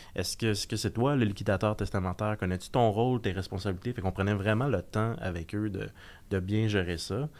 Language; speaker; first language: French; native; French